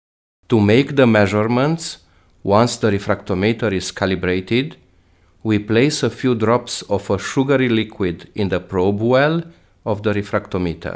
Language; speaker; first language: English; non-native, fluent; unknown